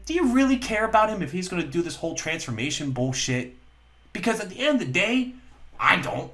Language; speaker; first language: English; native; English